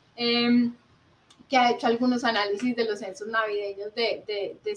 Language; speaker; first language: Spanish; native; Spanish